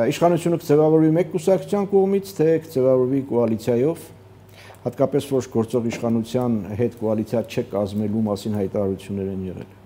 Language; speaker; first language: Armenian; native; Armenian